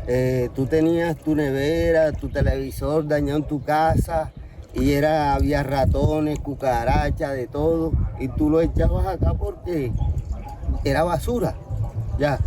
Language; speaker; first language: Spanish; native; Spanish